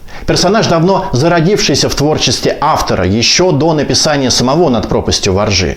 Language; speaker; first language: Russian; native; Russian